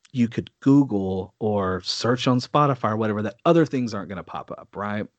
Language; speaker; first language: English; native; English